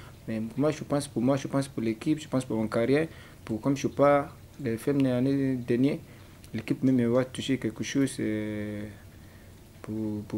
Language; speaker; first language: French; non-native, learner; English